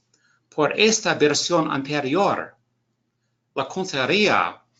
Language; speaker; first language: Spanish; non-native, learner; English